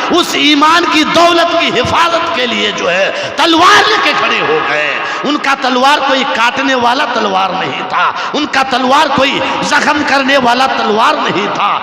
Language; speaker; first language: Urdu; non-native, local second language; Bangla